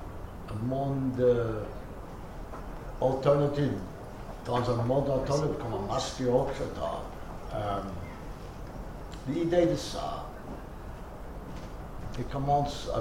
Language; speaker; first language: French; non-native, fluent; English